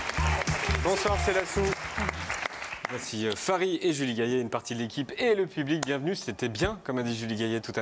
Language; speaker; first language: French; native; French